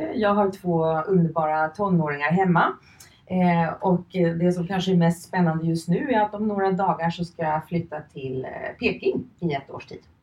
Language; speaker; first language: Swedish; early bilingual, other home language; Finnish